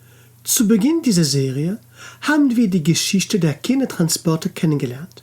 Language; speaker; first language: German; non-native, local second language; French